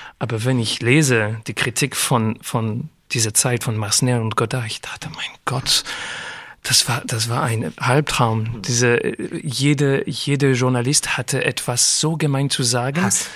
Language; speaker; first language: German; non-native, learner; French